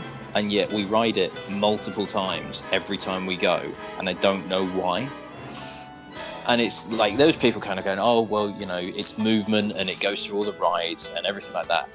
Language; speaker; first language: English; native; English